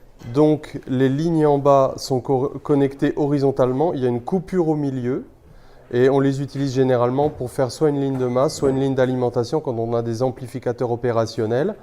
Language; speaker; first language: French; native; French